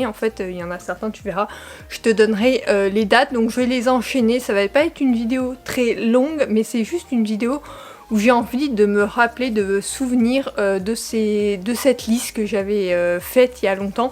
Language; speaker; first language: French; native; French